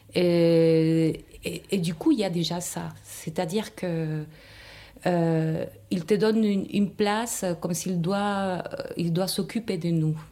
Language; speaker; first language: French; non-native, fluent; Spanish